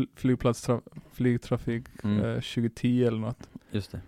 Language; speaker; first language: Swedish; non-native, fluent; Icelandic